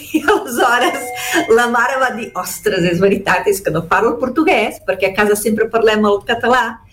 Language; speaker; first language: Catalan; early bilingual, heritage; Catalan